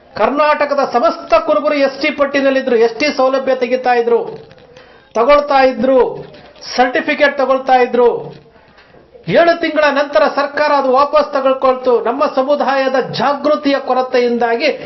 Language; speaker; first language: Kannada; native; Kannada